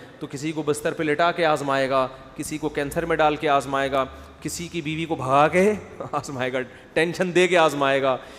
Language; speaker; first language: Urdu; native; Urdu